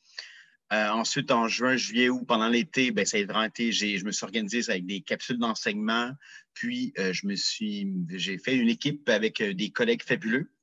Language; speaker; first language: French; native; French